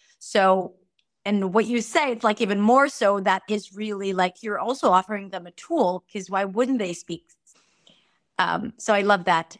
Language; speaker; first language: English; non-native, fluent; Hebrew